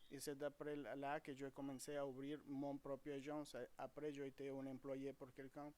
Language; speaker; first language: French; non-native, fluent; Spanish